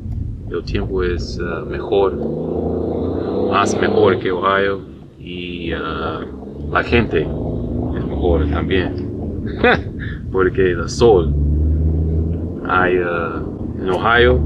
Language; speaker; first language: Spanish; non-native, learner; English